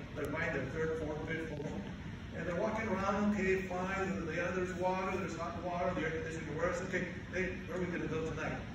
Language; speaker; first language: English; non-native, fluent; Spanish